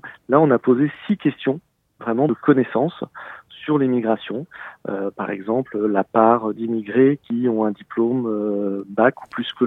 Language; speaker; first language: French; native; French